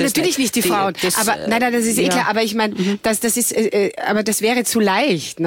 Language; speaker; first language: German; native; German